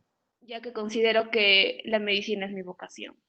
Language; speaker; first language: Spanish; native; Spanish